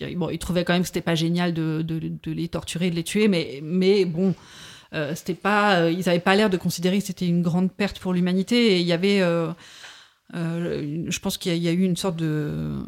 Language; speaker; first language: French; native; French